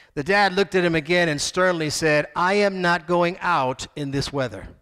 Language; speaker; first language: English; native; English